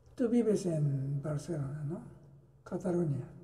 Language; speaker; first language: Spanish; non-native, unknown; Japanese